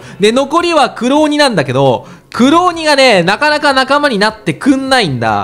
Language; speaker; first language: Japanese; native; Japanese